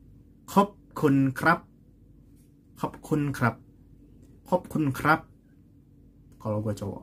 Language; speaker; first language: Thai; non-native, learner; Indonesian